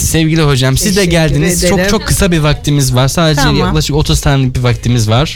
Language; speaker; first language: Turkish; native; Turkish